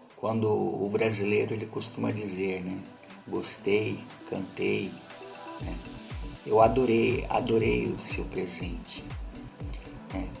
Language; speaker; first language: Portuguese; native; Portuguese